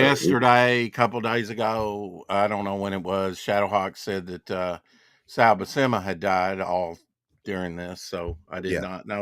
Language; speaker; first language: English; native; English